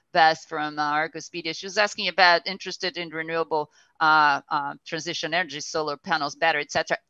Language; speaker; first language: English; non-native, fluent; Portuguese